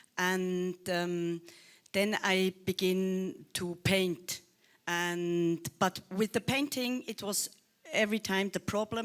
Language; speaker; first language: English; non-native, learner; Swiss German